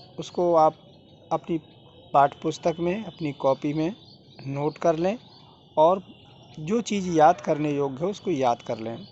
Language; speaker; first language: Hindi; native; Hindi